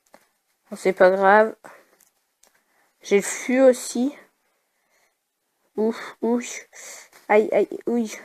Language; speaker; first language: French; native; French